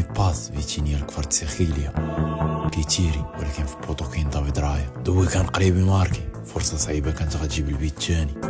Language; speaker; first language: Arabic; native; Arabic